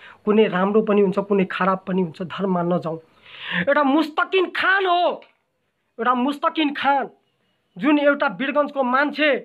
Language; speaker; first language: Nepali; non-native, local second language; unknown